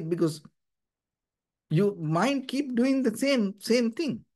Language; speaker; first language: English; non-native, fluent; Sinhala